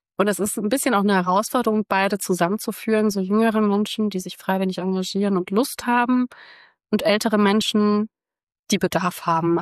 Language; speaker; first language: German; early bilingual, other home language; Croatian